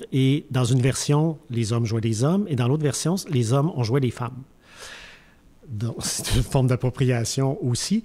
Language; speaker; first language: French; native; French